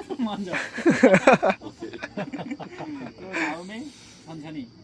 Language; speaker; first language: Korean; non-native, learner; Nepali